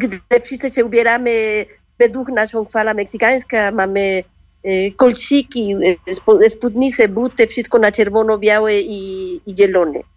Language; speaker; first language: Polish; non-native, learner; Spanish